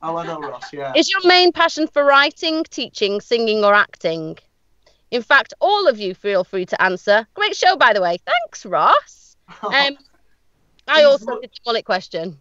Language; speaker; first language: English; native; English